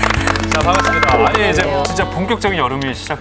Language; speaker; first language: Korean; native; Korean